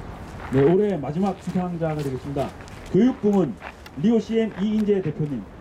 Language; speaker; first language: Korean; native; Korean